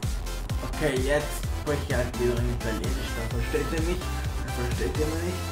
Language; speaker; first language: German; non-native, learner; Italian